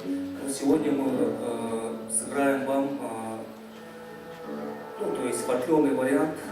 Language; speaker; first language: Russian; non-native, local second language; Tuvinian